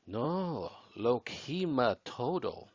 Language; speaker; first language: Spanish; non-native, learner; English